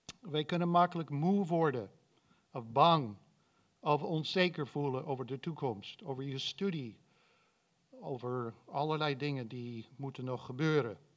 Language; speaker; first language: Dutch; non-native, fluent; English